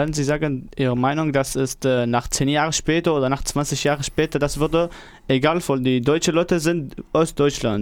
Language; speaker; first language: German; non-native, learner; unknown